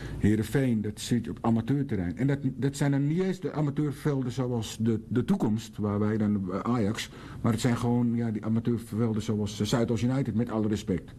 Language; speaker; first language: Dutch; early bilingual, other home language; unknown